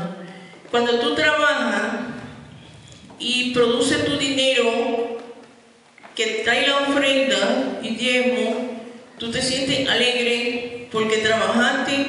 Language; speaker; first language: Spanish; native; Spanish